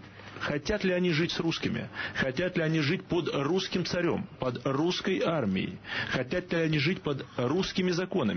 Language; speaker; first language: Russian; native; Russian